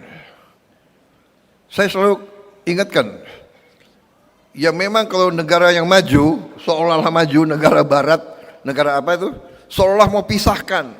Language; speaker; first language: Indonesian; native; Indonesian